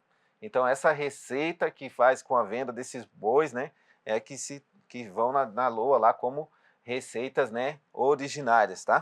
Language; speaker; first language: Portuguese; native; Portuguese